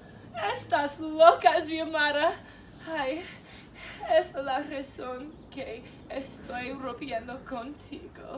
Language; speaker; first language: Spanish; non-native, learner; English